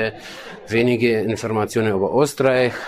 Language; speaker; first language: German; non-native, learner; Kurdish